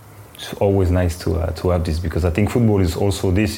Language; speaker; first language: English; non-native, fluent; French